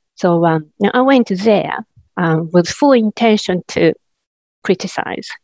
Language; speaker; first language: English; non-native, fluent; Japanese